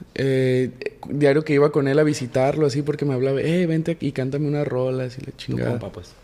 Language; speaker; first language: Spanish; native; Spanish